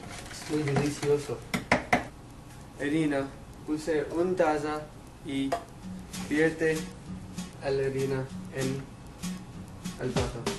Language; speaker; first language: Spanish; non-native, learner; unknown